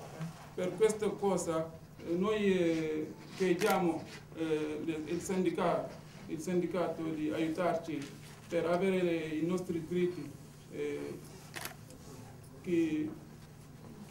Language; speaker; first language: Italian; non-native, learner; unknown